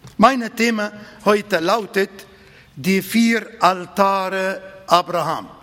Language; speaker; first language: German; non-native, fluent; Arabic